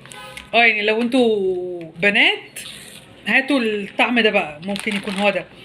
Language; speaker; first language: Arabic; native; Arabic